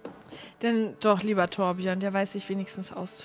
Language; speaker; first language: German; native; German